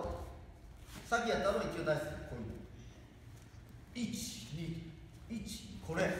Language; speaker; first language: Japanese; native; Japanese